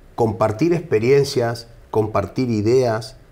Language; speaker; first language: Spanish; native; Spanish